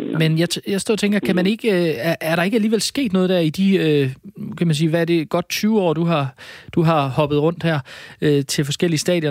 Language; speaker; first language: Danish; native; Danish